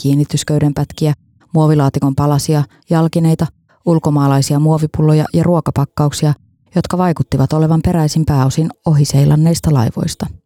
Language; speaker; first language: Finnish; native; Finnish